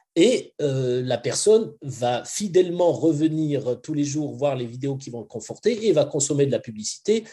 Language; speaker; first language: French; non-native, local second language; Arabic